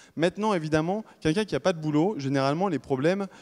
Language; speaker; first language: French; native; French